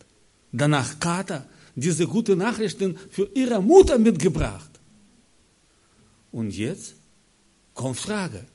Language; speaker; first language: German; non-native, learner; Russian